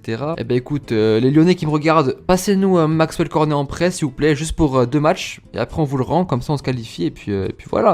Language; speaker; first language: French; native; French